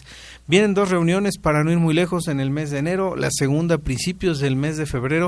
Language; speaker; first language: Spanish; native; Spanish